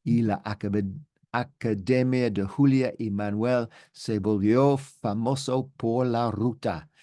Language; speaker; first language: Spanish; non-native, learner; English